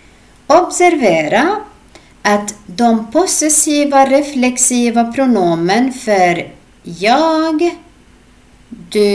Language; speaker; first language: Swedish; non-native, fluent; Arabic